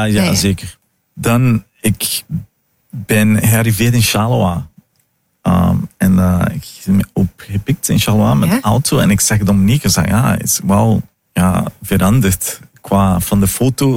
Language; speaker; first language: Dutch; non-native, fluent; Italian